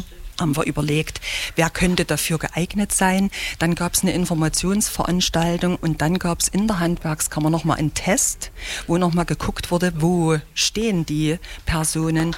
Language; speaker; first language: German; native; German